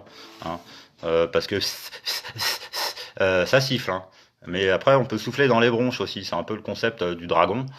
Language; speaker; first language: French; native; French